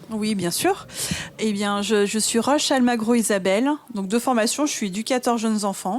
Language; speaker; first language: French; native; French